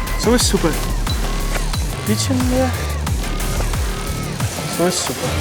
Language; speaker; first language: German; non-native, learner; Dutch